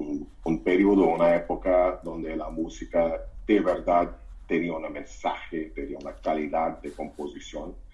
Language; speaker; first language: Spanish; non-native, fluent; Portuguese